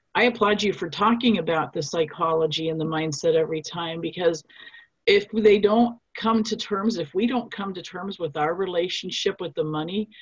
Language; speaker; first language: English; non-native, fluent; German